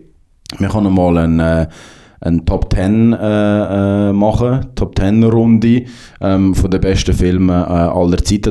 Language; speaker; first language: German; native; German